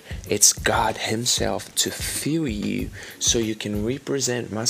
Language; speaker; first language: English; non-native, fluent; Portuguese